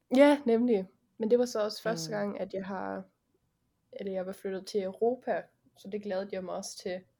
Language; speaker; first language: Danish; early bilingual, heritage; Danish